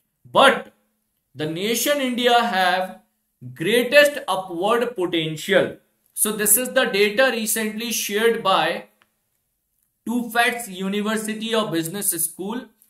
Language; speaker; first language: English; non-native, local second language; Hindi